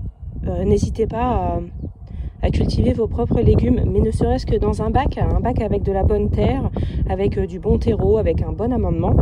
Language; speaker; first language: French; native; French